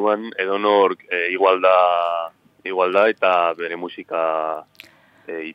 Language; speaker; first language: Basque; non-native, local second language; Spanish